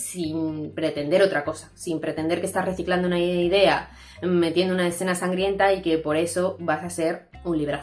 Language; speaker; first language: Spanish; native; Spanish